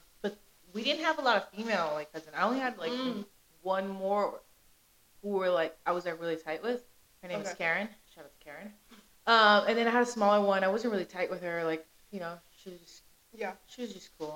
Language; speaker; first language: English; early bilingual, other home language; Spanish